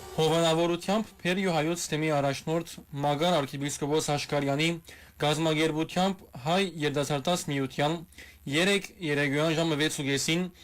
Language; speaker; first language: Armenian; early bilingual, heritage; Armenian